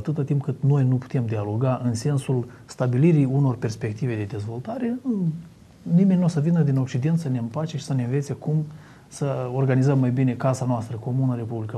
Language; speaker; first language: Romanian; native; Romanian